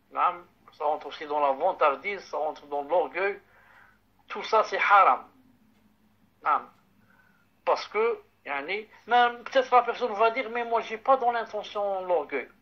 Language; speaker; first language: French; non-native, local second language; Arabic